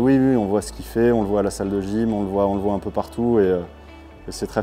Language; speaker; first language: French; native; French